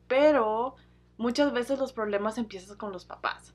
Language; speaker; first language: Spanish; early bilingual, heritage; Spanish